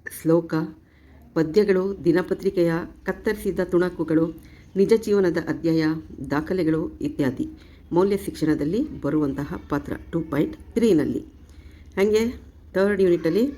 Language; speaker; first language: Kannada; native; Kannada